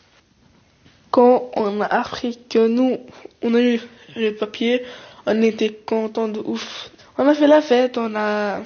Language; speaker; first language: French; early bilingual, other home language; Arabic